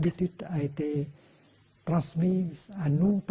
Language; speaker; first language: French; non-native, fluent; Vietnamese